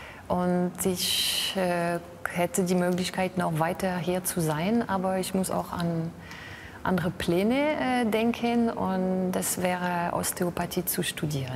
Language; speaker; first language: German; non-native, fluent; French